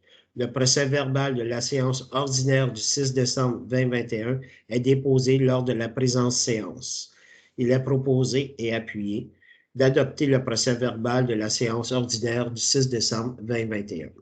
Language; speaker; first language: French; native; French